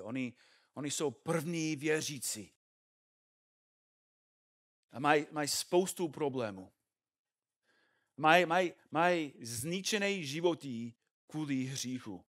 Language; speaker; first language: Czech; non-native, fluent; English